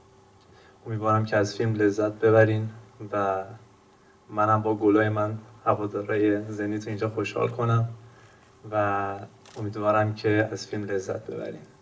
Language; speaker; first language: Persian; non-native, local second language; Turkmen